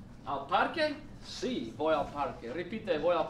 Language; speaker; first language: Spanish; non-native, fluent; English